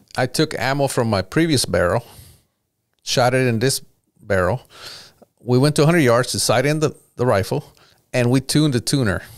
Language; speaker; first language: English; early bilingual, other home language; Spanish